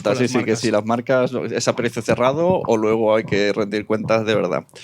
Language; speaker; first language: Spanish; native; Spanish